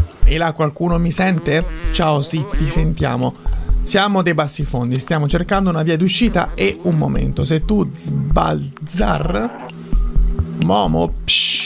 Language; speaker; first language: Italian; native; Italian